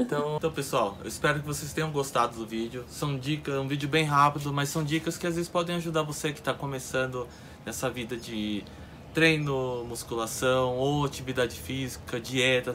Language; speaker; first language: Portuguese; native; Portuguese